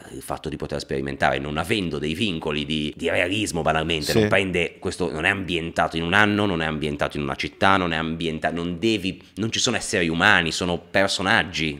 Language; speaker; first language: Italian; native; Italian